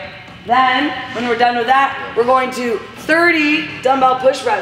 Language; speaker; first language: English; native; English